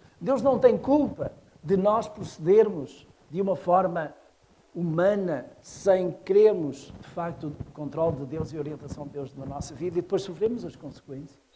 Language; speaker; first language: Portuguese; native; Portuguese